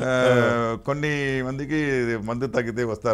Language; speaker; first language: Telugu; non-native, learner; Tamil